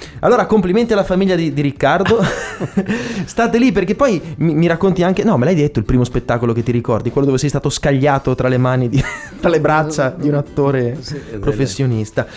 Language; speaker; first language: Italian; native; Italian